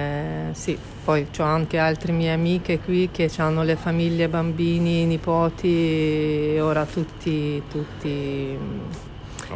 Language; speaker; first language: Italian; non-native, fluent; Ukrainian